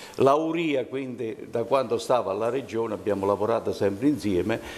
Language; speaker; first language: Italian; native; Italian